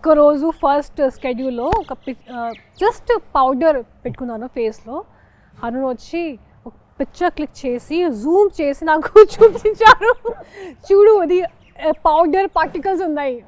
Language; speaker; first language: Telugu; non-native, fluent; Hindi